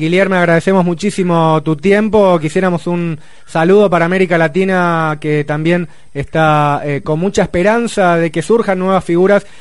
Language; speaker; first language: Spanish; native; Spanish